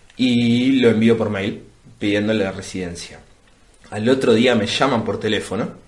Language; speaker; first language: Spanish; native; Spanish